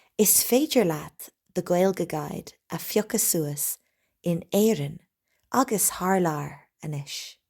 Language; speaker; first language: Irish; non-native, local second language; English